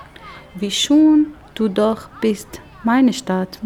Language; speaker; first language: German; non-native, fluent; Arabic